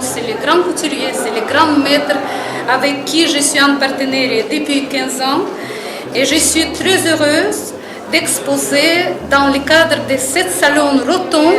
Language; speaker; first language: French; non-native, fluent; Russian